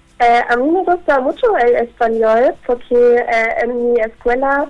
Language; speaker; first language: Spanish; non-native, learner; German